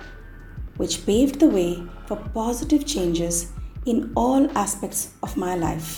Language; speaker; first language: English; non-native, local second language; Bangla